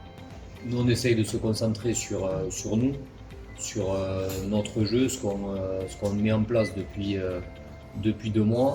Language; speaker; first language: French; native; French